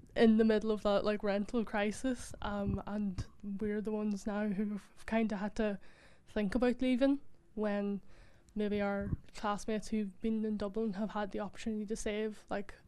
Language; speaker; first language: English; native; English